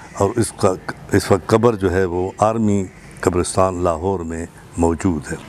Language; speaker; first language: Urdu; non-native, local second language; Saraiki